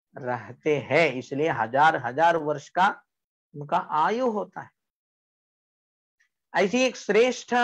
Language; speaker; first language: Hindi; non-native, local second language; Marathi